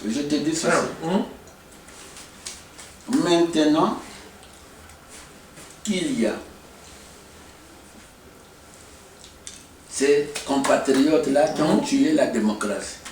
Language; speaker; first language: French; non-native, local second language; Lingala